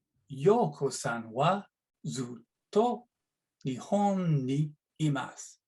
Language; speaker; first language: Japanese; non-native, learner; English